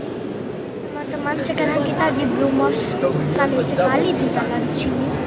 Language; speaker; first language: Indonesian; early bilingual, heritage; Indonesian